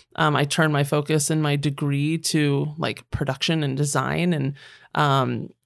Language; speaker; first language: English; native; English